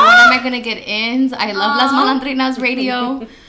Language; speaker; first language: English; early bilingual, other home language; Spanish